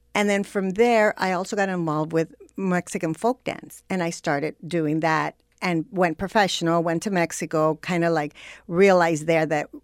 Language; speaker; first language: English; native; English